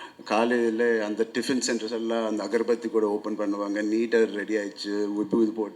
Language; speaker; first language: Tamil; non-native, local second language; Telugu